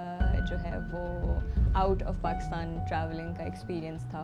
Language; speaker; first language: Urdu; native; Urdu